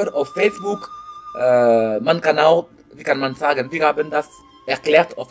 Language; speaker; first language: German; non-native, learner; French